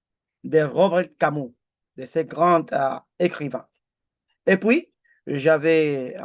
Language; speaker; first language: French; non-native, learner; Spanish